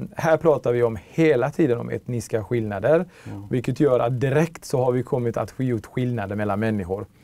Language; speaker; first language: Swedish; early bilingual, other home language; Tigrinya